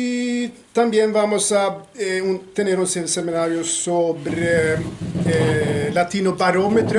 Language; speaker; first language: Spanish; non-native, fluent; Swedish